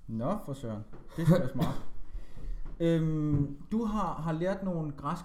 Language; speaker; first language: Danish; native; Danish